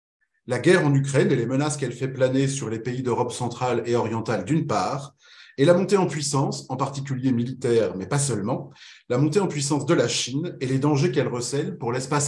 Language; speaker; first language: French; native; French